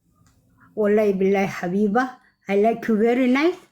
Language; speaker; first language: English; non-native, learner; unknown